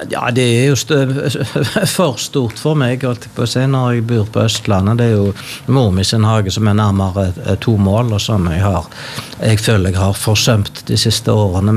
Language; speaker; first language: Norwegian; native; Norwegian